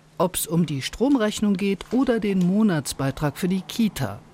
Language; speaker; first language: German; native; German